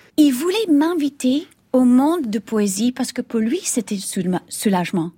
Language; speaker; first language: French; non-native, fluent; English